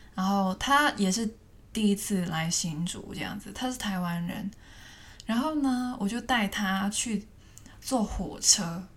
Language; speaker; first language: Chinese; non-native, fluent; Cantonese